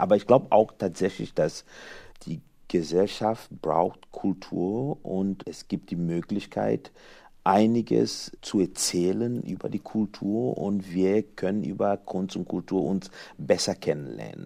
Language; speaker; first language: German; non-native, fluent; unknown